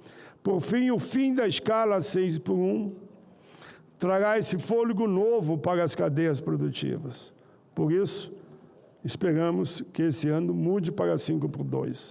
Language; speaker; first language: Portuguese; native; Portuguese